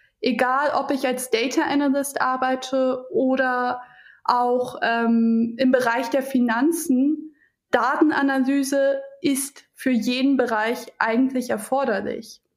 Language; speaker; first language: German; early bilingual, other home language; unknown